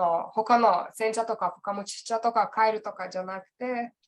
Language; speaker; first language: Japanese; non-native, learner; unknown